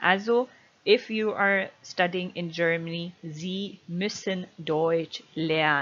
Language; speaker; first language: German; non-native, fluent; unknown